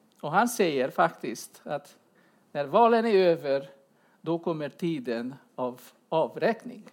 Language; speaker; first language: Swedish; non-native, fluent; Hungarian